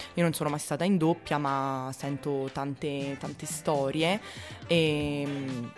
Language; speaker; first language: Italian; native; Italian